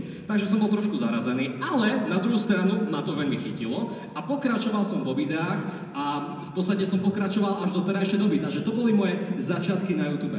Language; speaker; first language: Slovak; native; Slovak